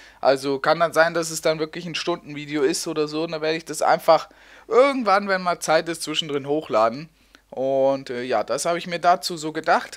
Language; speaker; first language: German; native; German